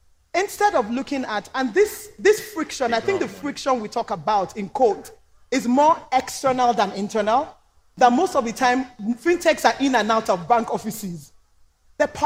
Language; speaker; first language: English; non-native, local second language; Yoruba